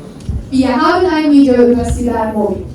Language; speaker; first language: German; non-native, learner; Turkish